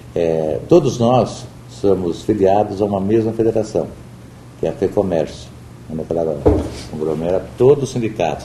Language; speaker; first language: Portuguese; native; Portuguese